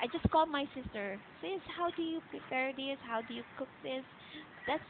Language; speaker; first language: English; non-native, local second language; Filipino